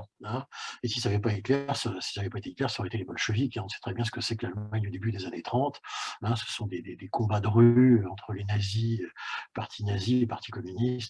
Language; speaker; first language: French; native; French